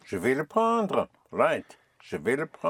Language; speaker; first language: French; non-native, fluent; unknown